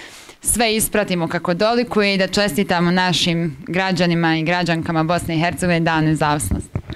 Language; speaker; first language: Croatian; native; Croatian